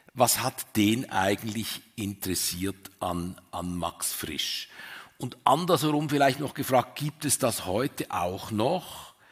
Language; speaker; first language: German; native; German